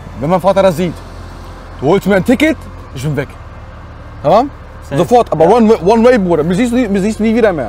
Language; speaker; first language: German; early bilingual, other home language; Arabic